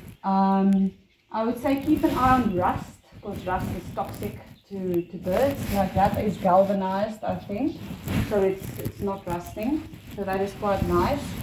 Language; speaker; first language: English; non-native, local second language; Afrikaans